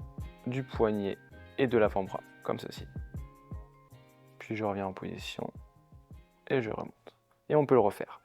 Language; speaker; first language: French; native; French